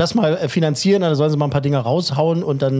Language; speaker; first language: German; native; German